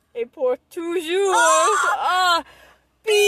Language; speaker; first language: French; non-native, learner; English